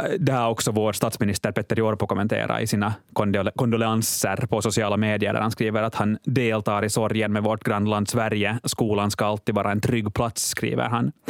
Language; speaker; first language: Swedish; native; Swedish